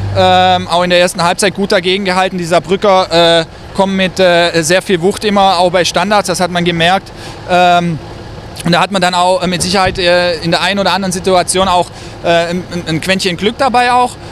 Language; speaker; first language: German; native; German